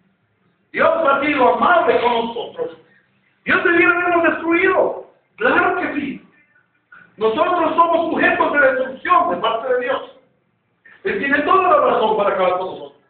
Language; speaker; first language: Spanish; native; Spanish